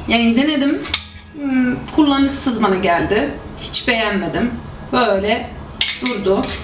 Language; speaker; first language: Turkish; non-native, fluent; Arabic